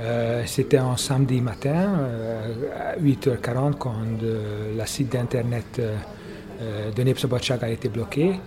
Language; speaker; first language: French; non-native, fluent; Hungarian